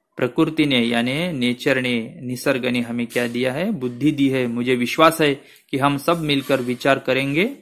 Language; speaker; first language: Hindi; non-native, local second language; Marathi